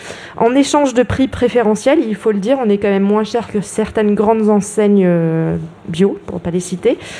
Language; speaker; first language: French; native; French